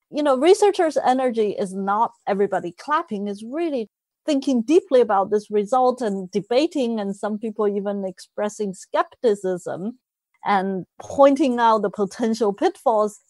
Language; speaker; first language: English; non-native, fluent; Chinese